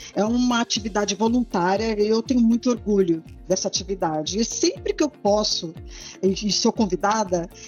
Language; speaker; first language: Portuguese; native; Portuguese